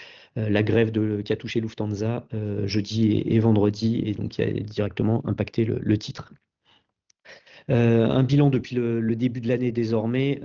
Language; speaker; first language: French; native; French